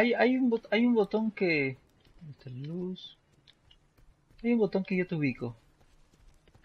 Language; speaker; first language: Spanish; non-native, fluent; Portuguese